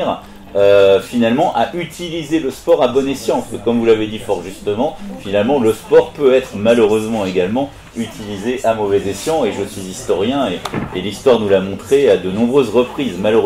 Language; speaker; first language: French; native; French